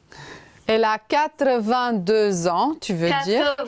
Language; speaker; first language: French; non-native, fluent; Romanian